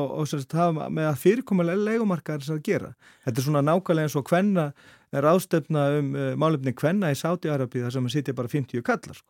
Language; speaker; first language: Icelandic; native; Icelandic